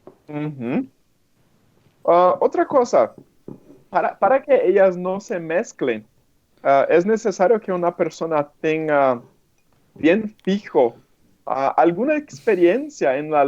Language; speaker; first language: Spanish; non-native, fluent; Portuguese